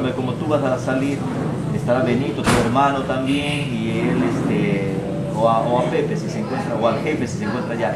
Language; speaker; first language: Spanish; native; Spanish